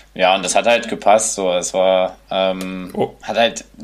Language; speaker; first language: German; native; German